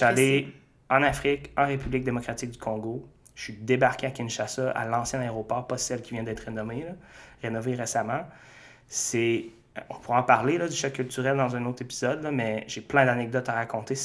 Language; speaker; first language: French; native; French